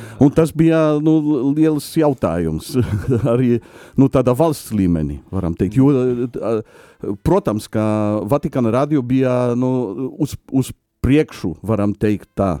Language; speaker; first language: Latvian; non-native, fluent; Polish